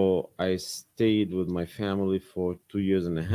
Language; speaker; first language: English; non-native, learner; Arabic